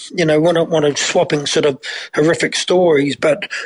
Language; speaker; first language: English; native; English